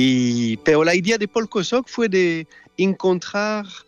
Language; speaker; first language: Spanish; non-native, fluent; French